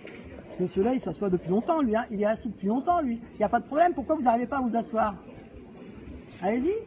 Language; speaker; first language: French; native; French